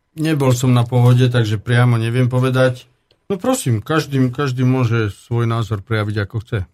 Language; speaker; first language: Slovak; native; Slovak